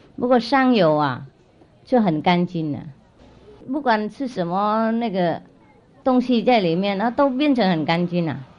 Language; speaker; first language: Chinese; non-native, fluent; Vietnamese